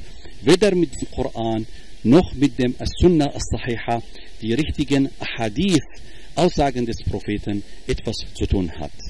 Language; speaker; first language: German; non-native, fluent; Arabic